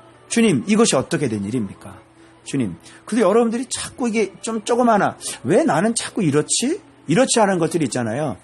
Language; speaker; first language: Korean; native; Korean